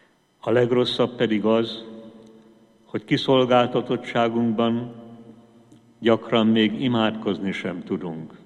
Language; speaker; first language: Hungarian; native; Hungarian